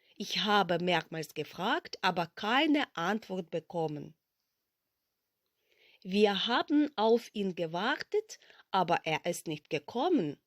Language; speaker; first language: German; non-native, fluent; Ukrainian